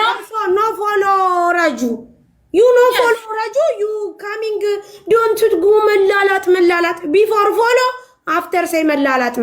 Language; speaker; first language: English; non-native, learner; Amharic